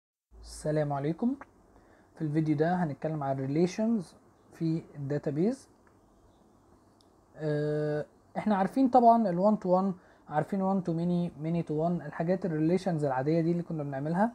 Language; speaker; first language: Arabic; native; Arabic